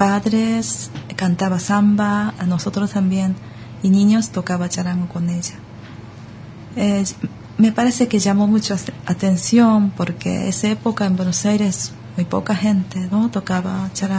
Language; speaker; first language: Spanish; early bilingual, other home language; Japanese